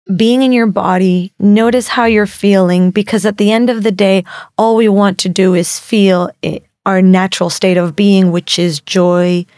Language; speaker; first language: English; non-native, fluent; Spanish